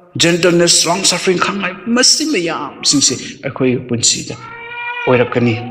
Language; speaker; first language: Manipuri; native; Manipuri